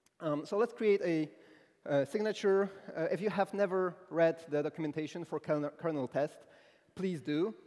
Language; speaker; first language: English; non-native, fluent; Polish